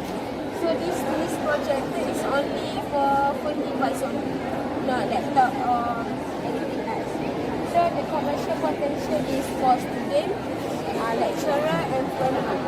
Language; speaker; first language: English; non-native, local second language; Malay